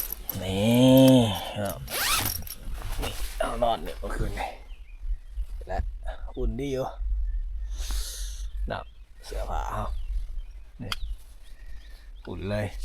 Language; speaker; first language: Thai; non-native, local second language; Lao